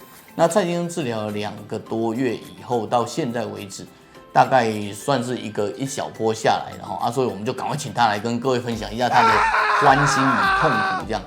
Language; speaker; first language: Chinese; native; Chinese